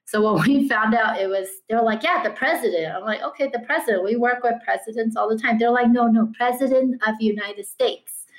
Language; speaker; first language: English; early bilingual, other home language; Chinese